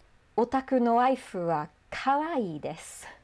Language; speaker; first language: Japanese; non-native, fluent; English